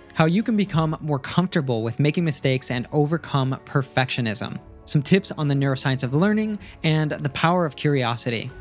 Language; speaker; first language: English; native; English